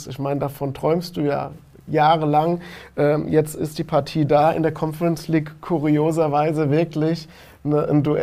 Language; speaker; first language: German; native; German